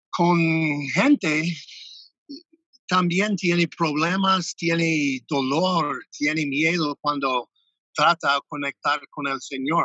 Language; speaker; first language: Spanish; non-native, fluent; English